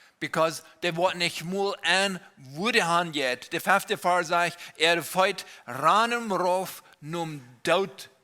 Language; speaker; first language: German; non-native, learner; Low German